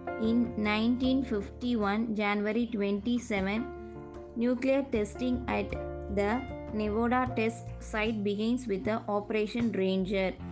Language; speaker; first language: English; non-native, local second language; Tamil